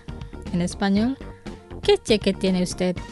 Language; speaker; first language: Spanish; non-native, fluent; Indonesian